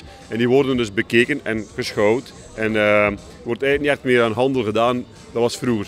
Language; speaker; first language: Dutch; native; Dutch